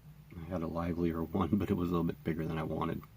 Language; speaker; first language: English; native; English